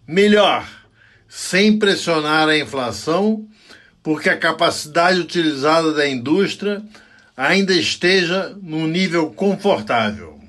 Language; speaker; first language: Portuguese; native; Portuguese